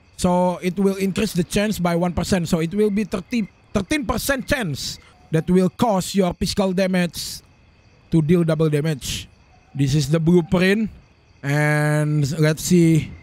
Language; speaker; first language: English; non-native, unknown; Indonesian